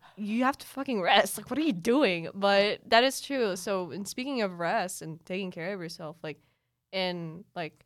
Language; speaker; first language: English; early bilingual, other home language; Cebuano